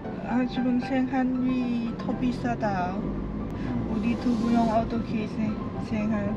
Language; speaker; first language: Korean; non-native, learner; Lao